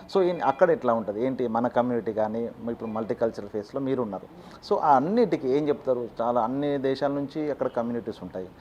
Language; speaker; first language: Telugu; native; Telugu